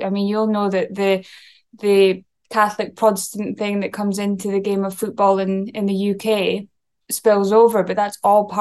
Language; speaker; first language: English; native; English